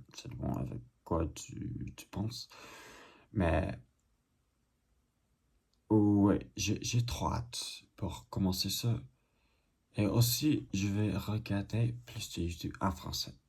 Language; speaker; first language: French; non-native, learner; English